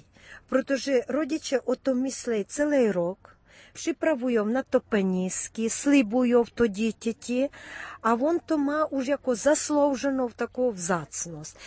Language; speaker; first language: Czech; early bilingual, heritage; Czech